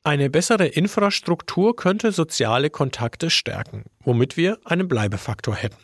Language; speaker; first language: German; native; German